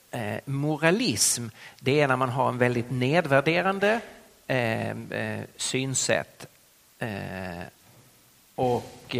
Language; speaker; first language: Swedish; native; Swedish